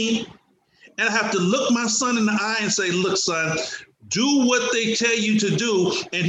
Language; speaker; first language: English; native; English